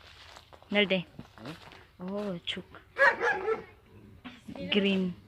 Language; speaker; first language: Turkish; non-native, learner; Cebuano